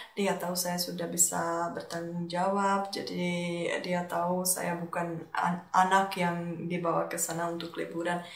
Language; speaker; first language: Indonesian; non-native, fluent; Czech